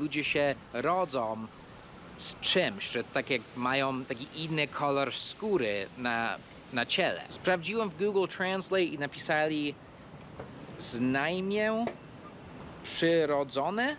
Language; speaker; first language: Polish; early bilingual, heritage; Polish